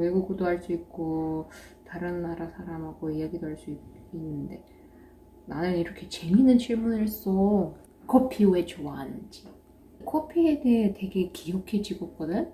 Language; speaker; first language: Korean; non-native, fluent; Russian